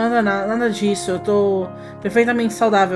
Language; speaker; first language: Portuguese; native; Portuguese